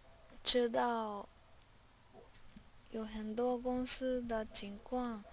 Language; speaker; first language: Chinese; non-native, learner; Japanese